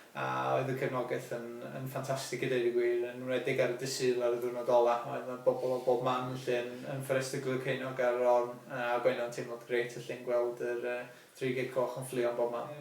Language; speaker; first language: Welsh; native; Welsh